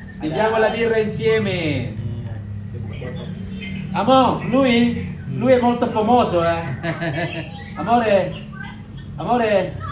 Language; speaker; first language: Italian; non-native, fluent; Indonesian